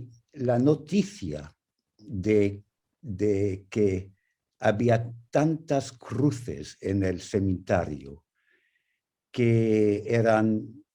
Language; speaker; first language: Spanish; non-native, fluent; English